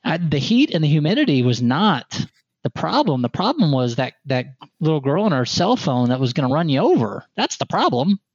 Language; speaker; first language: English; native; English